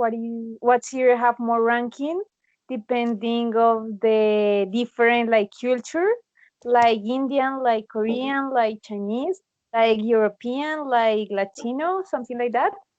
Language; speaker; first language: English; non-native, learner; Spanish